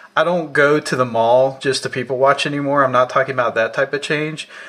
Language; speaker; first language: English; native; English